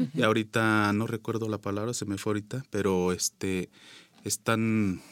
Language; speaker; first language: Spanish; non-native, local second language; Nahuatl languages